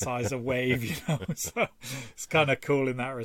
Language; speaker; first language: English; native; English